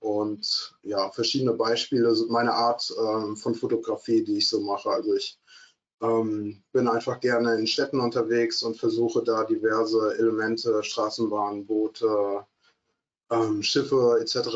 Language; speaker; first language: German; native; German